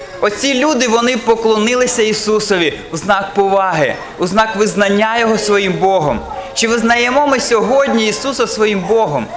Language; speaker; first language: Ukrainian; non-native, local second language; Russian